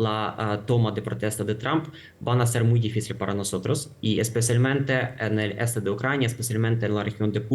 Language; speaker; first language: Spanish; non-native, fluent; Ukrainian